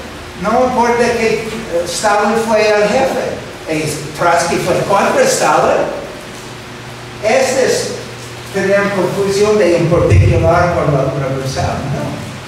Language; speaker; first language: Spanish; non-native, fluent; English